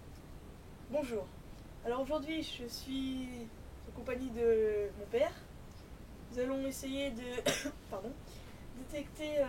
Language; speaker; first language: French; native; French